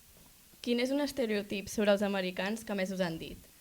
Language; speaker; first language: Catalan; native; Catalan